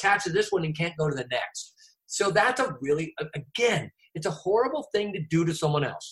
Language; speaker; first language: English; native; English